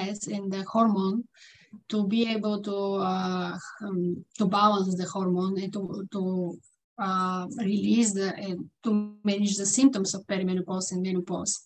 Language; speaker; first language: English; non-native, fluent; Bulgarian